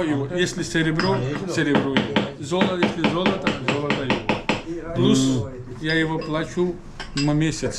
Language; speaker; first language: Russian; non-native, learner; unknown